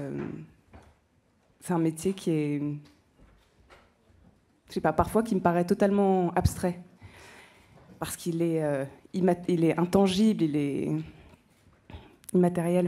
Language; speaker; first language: French; native; French